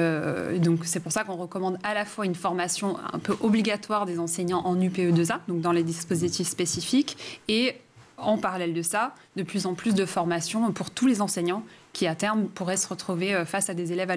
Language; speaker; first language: French; native; French